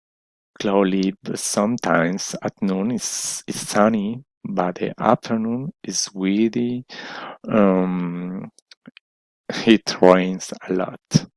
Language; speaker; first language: English; non-native, learner; Spanish